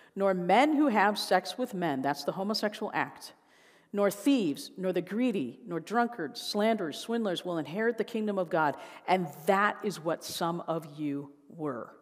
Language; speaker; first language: English; native; English